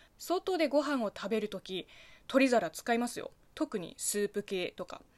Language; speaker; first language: Japanese; non-native, fluent; Chinese